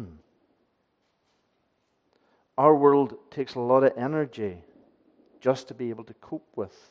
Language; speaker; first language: English; native; English